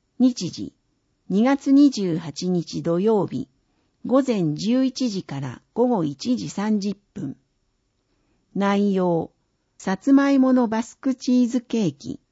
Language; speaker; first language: Japanese; native; Japanese